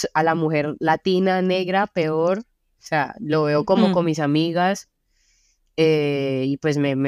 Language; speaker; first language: Spanish; native; Spanish